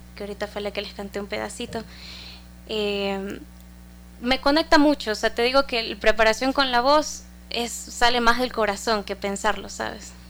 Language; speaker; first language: Spanish; native; Spanish